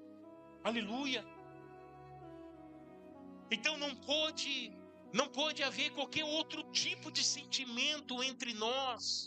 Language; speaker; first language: Portuguese; native; Portuguese